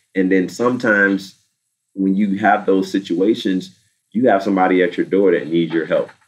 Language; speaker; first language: English; native; English